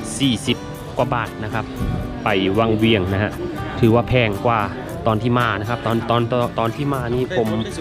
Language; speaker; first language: Thai; native; Thai